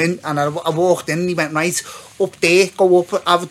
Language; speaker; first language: English; native; English